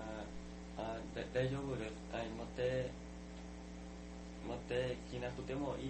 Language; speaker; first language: Japanese; non-native, learner; Thai